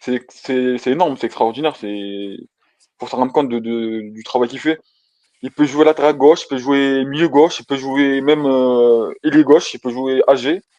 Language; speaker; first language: French; native; French